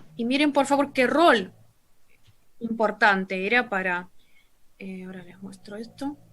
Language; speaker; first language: Spanish; non-native, fluent; Russian